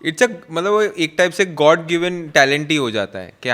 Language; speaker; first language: Hindi; native; Hindi